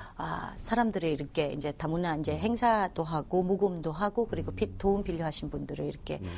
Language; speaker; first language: Korean; non-native, fluent; Filipino